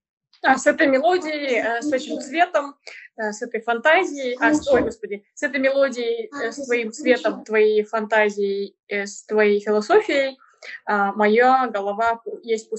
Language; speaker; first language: Russian; native; Russian